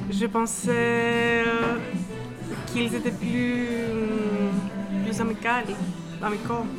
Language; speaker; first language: French; non-native, fluent; Greek